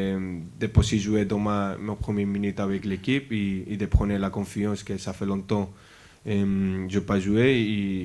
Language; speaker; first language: French; non-native, fluent; Spanish